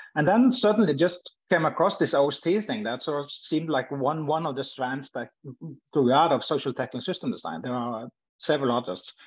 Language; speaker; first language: English; non-native, fluent; Norwegian